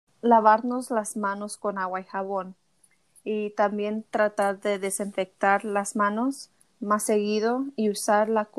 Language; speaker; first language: Spanish; early bilingual, heritage; Spanish